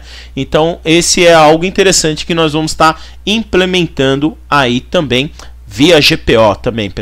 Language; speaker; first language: Portuguese; native; Portuguese